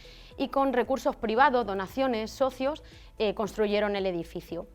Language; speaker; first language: Spanish; native; Spanish